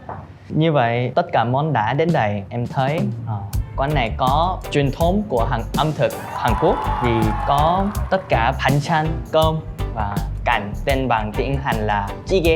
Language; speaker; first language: Vietnamese; non-native, learner; Korean